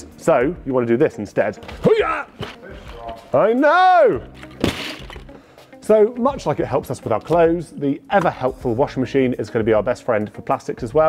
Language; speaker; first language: English; native; English